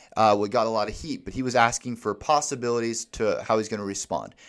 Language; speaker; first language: English; native; English